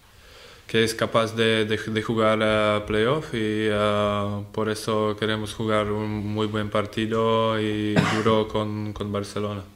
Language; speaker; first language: Spanish; non-native, learner; Czech